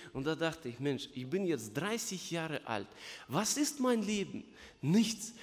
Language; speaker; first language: German; non-native, fluent; Russian